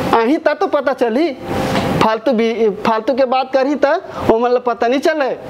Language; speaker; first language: Hindi; native; Hindi